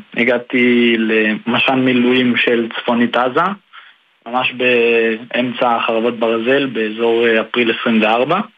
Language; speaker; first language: Hebrew; native; Hebrew